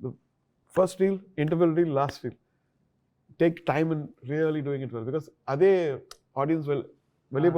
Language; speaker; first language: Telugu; non-native, local second language; Tamil